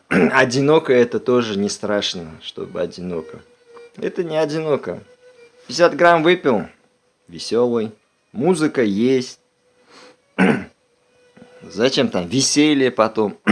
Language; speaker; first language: Russian; non-native, local second language; Uzbek